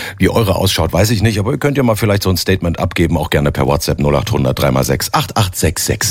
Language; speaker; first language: German; native; German